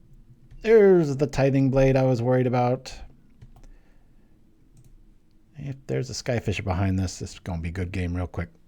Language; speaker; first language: English; native; English